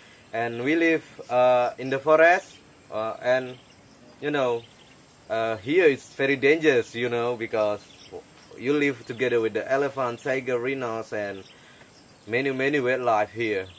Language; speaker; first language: English; non-native, learner; Indonesian